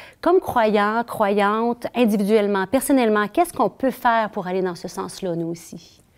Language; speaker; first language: French; native; French